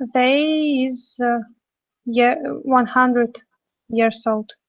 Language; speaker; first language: English; non-native, learner; Russian